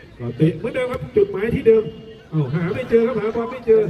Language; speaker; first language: Thai; native; Thai